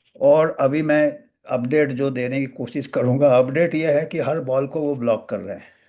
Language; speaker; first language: Hindi; non-native, local second language; Bangla